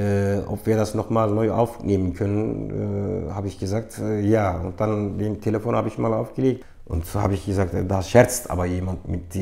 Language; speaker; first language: German; non-native, fluent; Turkish